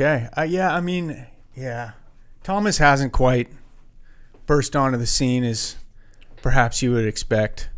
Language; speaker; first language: English; native; English